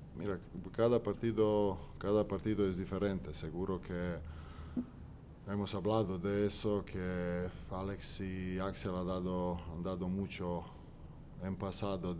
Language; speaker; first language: Spanish; non-native, fluent; Croatian